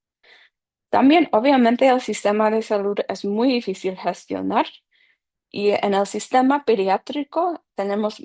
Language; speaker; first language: Spanish; non-native, fluent; English